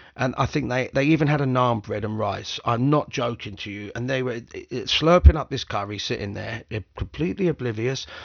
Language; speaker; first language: English; native; English